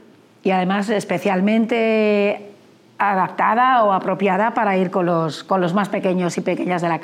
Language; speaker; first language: Spanish; native; Spanish